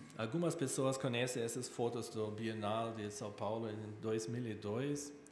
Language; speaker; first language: Portuguese; non-native, learner; German